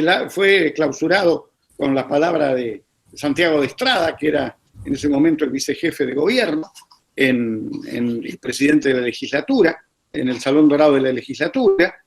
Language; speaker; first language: Spanish; native; Spanish